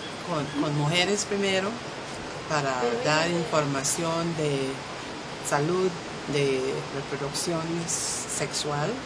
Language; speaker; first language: Spanish; non-native, local second language; English